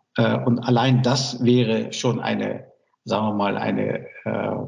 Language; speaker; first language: German; early bilingual, other home language; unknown